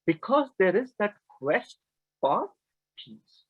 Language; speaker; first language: English; non-native, local second language; Kannada